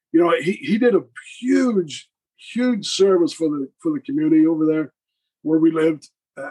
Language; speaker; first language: English; native; English